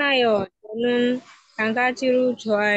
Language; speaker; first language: Korean; non-native, learner; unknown